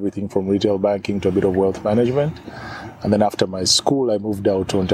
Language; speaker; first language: English; non-native, local second language; Ganda